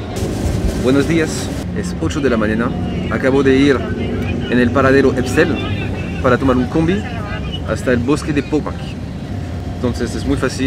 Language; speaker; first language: Spanish; non-native, learner; French